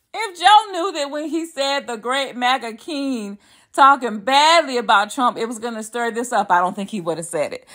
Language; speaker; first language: English; native; English